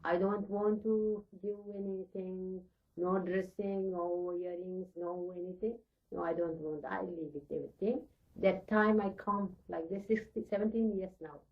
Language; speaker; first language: English; non-native, learner; Sinhala